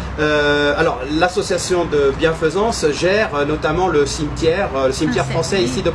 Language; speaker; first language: French; native; French